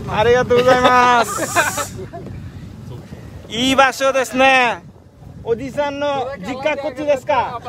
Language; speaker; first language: Japanese; non-native, fluent; Bangla